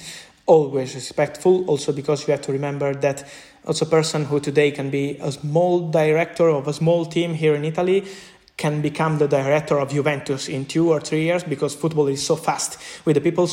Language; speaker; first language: English; non-native, fluent; Italian